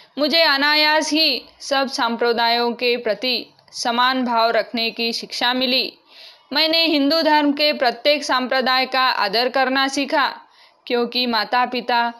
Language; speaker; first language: Hindi; non-native, local second language; Marathi